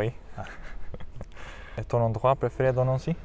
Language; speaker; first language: French; non-native, learner; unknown